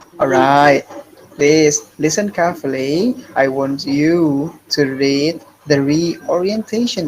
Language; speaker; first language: English; non-native, fluent; Indonesian